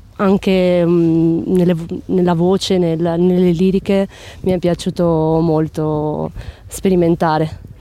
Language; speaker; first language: Italian; native; Italian